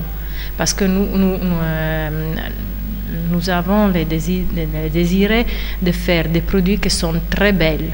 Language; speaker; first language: French; non-native, fluent; Italian